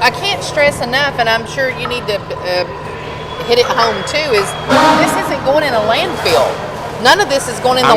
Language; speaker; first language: English; native; English